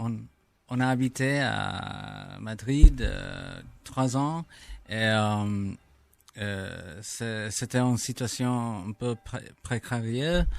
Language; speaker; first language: French; non-native, learner; English